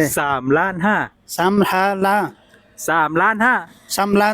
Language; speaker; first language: Korean; non-native, learner; Nepali